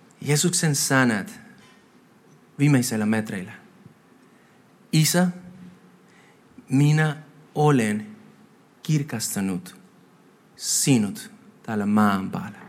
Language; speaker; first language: Finnish; non-native, fluent; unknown